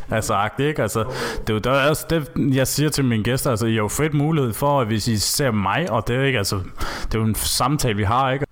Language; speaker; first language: Danish; native; Danish